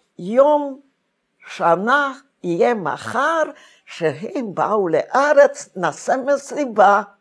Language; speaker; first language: Hebrew; non-native, fluent; Hungarian